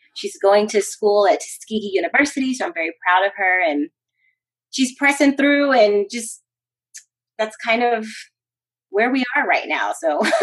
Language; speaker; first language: English; early bilingual, other home language; Spanish